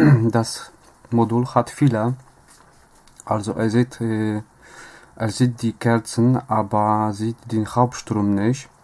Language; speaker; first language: German; non-native, learner; Polish